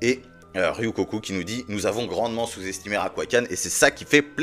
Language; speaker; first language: French; native; French